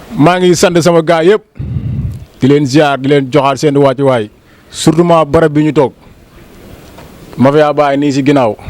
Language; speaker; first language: Wolof; native; Wolof